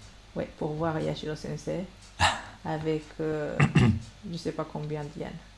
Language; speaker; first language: French; non-native, fluent; Japanese